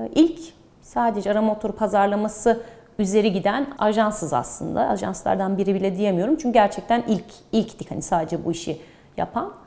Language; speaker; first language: Turkish; early bilingual, heritage; Turkish